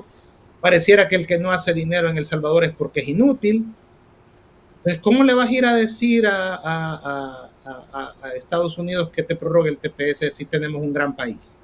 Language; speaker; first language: Spanish; native; Spanish